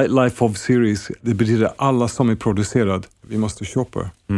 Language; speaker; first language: Swedish; non-native, fluent; English